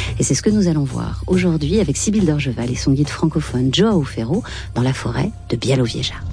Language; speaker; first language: French; native; French